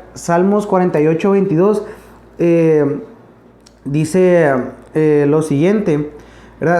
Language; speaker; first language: Spanish; native; Spanish